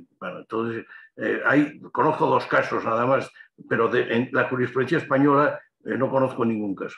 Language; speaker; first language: Spanish; native; Spanish